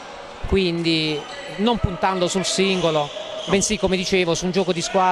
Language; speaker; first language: Italian; native; Italian